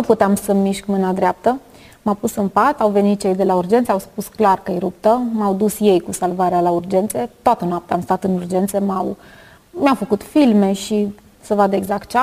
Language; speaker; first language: Romanian; native; Romanian